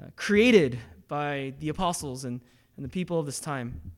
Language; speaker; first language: English; early bilingual, other home language; Korean